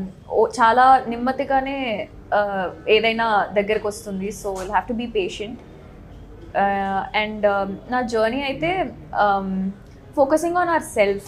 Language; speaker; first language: Telugu; native; Telugu